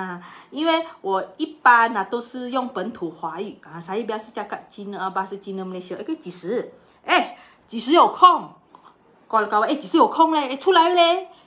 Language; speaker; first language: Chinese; non-native, local second language; Malay